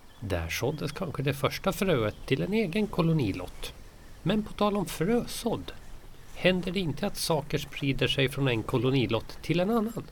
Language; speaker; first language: Swedish; native; Swedish